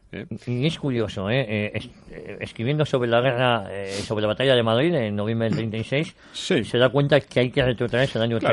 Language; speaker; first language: Spanish; native; Spanish